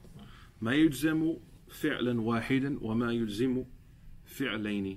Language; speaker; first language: Arabic; non-native, fluent; English